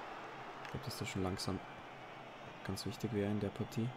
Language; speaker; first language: German; native; German